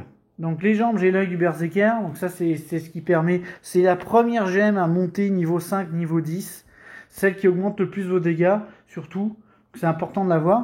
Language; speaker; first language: French; native; French